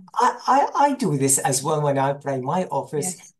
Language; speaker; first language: English; non-native, fluent; Arabic